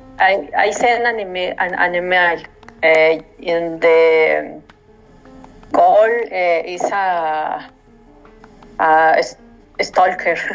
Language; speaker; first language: English; non-native, learner; Spanish